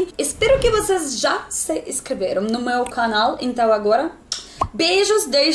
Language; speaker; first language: Portuguese; non-native, learner; Russian